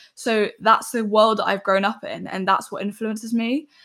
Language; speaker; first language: English; native; English